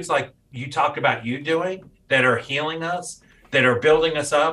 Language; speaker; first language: English; native; English